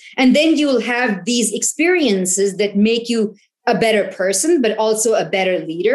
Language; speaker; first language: English; non-native, local second language; Tamil